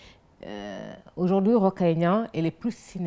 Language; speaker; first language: French; non-native, local second language; Wolof